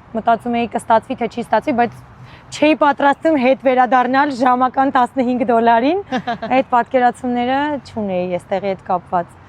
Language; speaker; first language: Armenian; native; Armenian